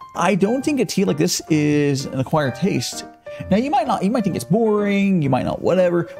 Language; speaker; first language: English; native; English